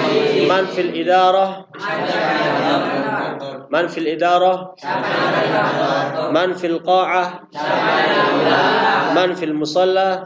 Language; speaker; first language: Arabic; non-native, fluent; Indonesian